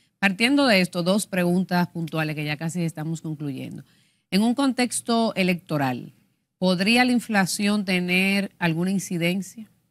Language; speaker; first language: Spanish; native; Spanish